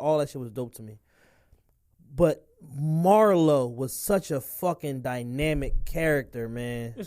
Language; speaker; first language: English; native; English